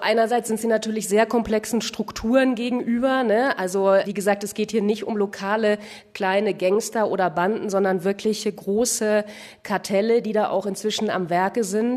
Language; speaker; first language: German; native; German